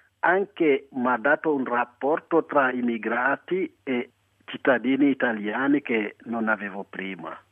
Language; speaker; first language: Italian; non-native, fluent; Wolof